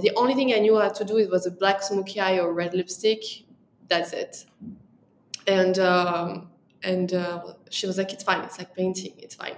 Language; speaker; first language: English; non-native, fluent; French